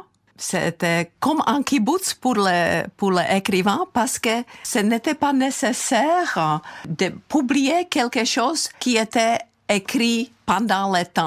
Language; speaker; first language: French; non-native, fluent; Czech